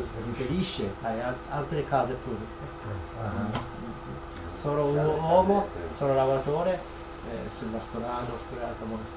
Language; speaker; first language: Italian; non-native, learner; Japanese